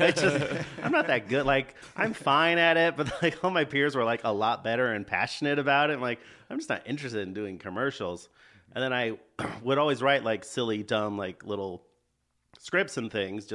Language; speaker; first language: English; native; English